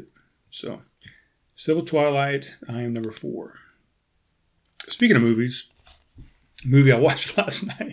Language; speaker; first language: English; native; English